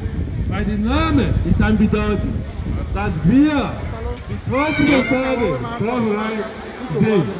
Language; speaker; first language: German; non-native, learner; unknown